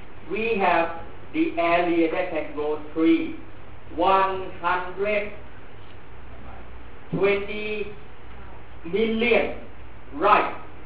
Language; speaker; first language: English; non-native, fluent; Thai